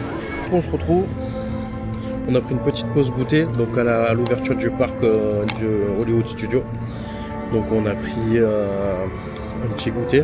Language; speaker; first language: French; native; French